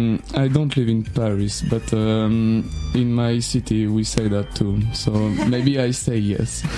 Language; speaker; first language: English; non-native, learner; French